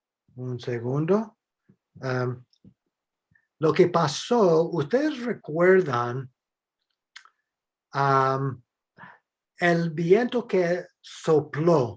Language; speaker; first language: Spanish; non-native, fluent; English